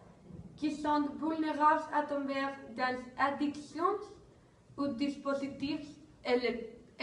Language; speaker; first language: French; non-native, learner; Spanish